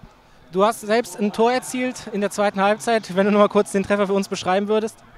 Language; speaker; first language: German; native; German